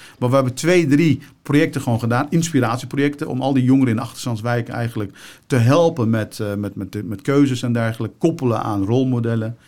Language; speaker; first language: Dutch; early bilingual, other home language; Turkish